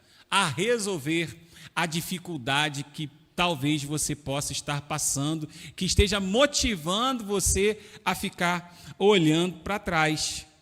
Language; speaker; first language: Portuguese; native; Portuguese